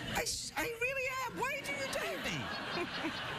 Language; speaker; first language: English; native; English